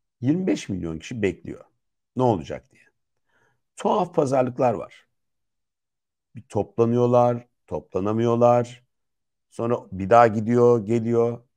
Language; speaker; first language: Turkish; native; Turkish